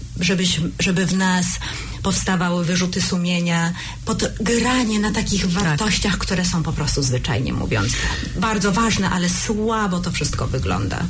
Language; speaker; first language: Polish; native; Polish